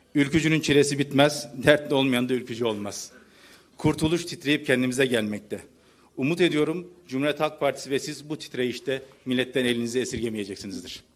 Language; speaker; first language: Turkish; native; Turkish